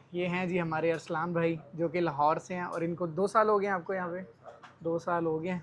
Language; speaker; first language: Urdu; non-native, local second language; Punjabi